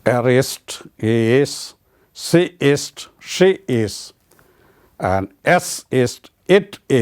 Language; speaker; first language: German; non-native, learner; Malayalam